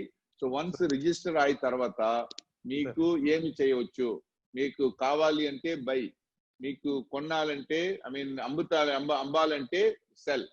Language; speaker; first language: Telugu; non-native, local second language; Tamil